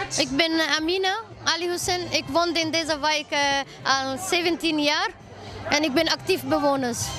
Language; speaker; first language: Dutch; non-native, learner; Somali